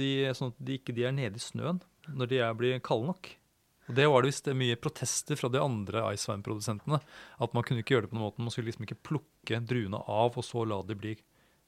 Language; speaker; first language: Norwegian; native; Norwegian